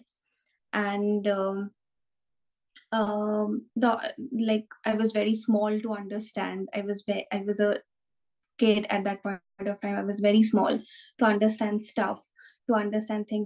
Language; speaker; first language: English; non-native, local second language; Bangla